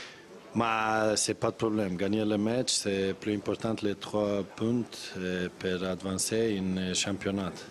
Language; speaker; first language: French; non-native, learner; Swedish